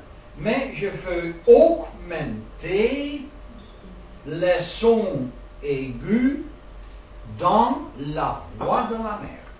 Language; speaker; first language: French; non-native, learner; Dutch